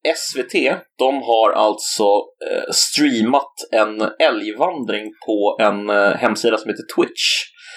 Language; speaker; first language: Swedish; native; Swedish